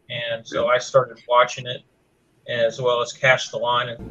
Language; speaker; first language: English; native; English